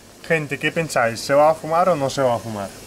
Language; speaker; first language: Spanish; native; Spanish